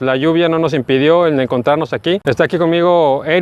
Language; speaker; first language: Spanish; native; Spanish